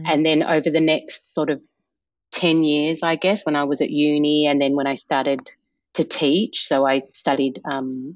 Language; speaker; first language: English; native; English